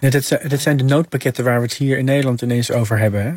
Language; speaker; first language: Dutch; native; Dutch